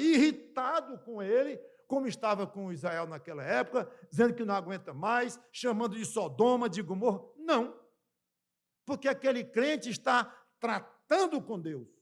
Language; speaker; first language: Portuguese; native; Portuguese